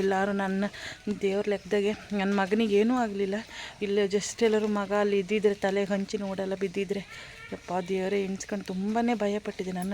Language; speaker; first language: Kannada; native; Kannada